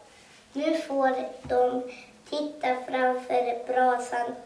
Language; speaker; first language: Swedish; early bilingual, other home language; Kurdish